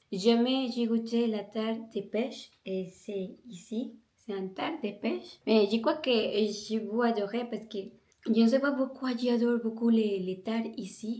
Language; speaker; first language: French; non-native, learner; Spanish